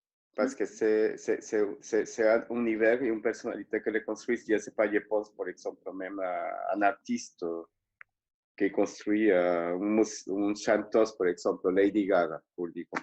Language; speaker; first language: French; non-native, fluent; Spanish